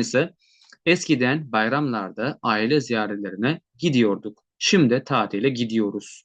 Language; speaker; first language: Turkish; non-native, fluent; Uzbek